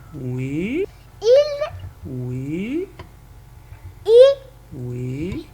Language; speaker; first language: French; non-native, local second language; Arabic